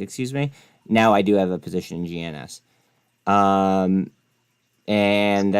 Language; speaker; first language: English; native; English